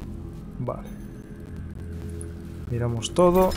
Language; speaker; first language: Spanish; native; Spanish